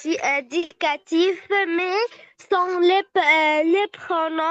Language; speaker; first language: French; non-native, learner; Arabic